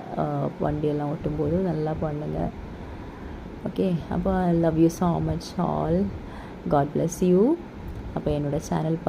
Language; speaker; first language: Tamil; non-native, learner; Malayalam